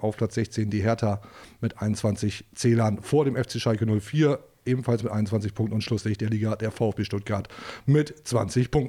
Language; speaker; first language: German; native; German